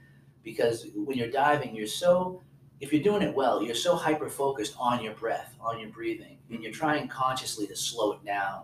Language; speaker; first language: English; native; English